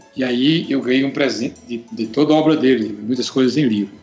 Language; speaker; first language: Portuguese; native; Portuguese